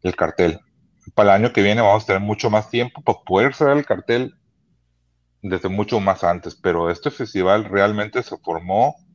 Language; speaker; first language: Spanish; early bilingual, heritage; Spanish